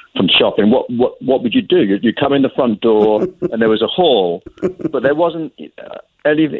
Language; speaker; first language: English; native; English